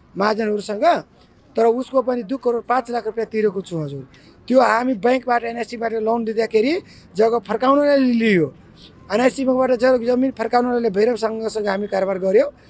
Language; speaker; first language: Nepali; non-native, local second language; Maithili